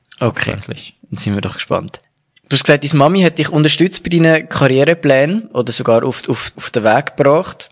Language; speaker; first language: German; native; German